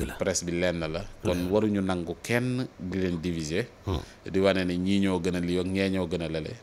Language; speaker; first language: Wolof; native; Wolof